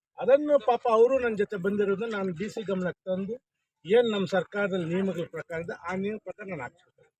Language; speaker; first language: Kannada; non-native, local second language; Telugu